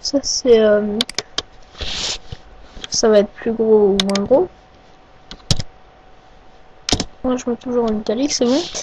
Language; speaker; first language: French; native; French